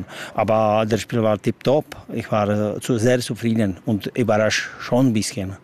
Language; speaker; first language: German; non-native, learner; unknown